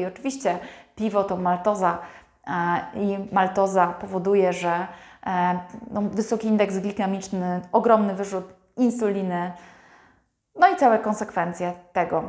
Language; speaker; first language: Polish; native; Polish